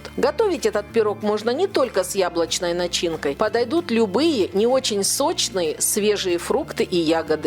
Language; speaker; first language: Russian; native; Russian